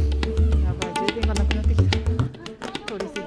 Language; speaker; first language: Japanese; native; Japanese